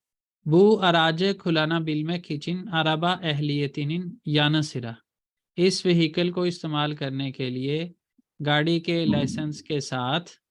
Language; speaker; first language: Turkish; non-native, fluent; Urdu